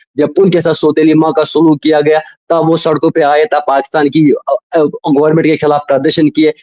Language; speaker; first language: Urdu; non-native, local second language; Kashmiri